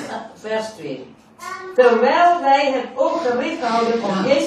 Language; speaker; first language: Dutch; non-native, learner; Indonesian